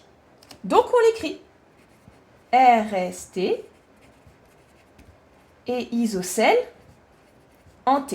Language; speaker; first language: French; native; French